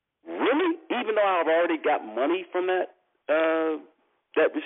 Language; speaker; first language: English; native; English